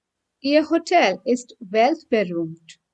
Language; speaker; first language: German; non-native, fluent; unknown